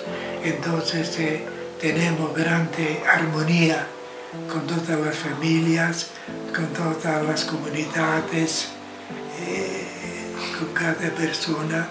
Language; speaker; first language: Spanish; non-native, fluent; Italian